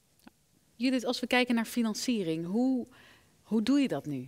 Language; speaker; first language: Dutch; native; Dutch